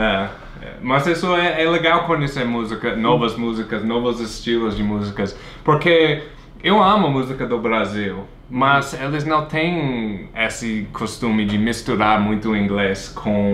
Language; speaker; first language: Portuguese; non-native, fluent; English